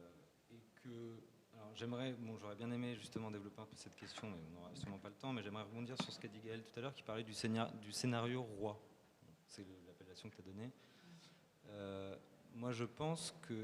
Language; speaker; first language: French; native; French